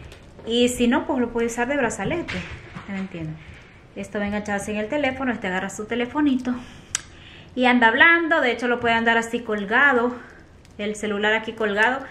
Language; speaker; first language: Spanish; native; Spanish